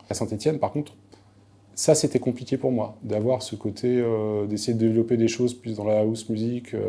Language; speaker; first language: French; native; French